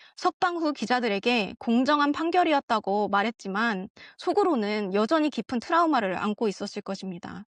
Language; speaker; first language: Korean; early bilingual, heritage; Korean